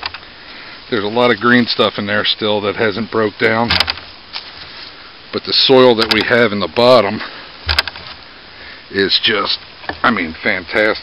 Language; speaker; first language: English; native; English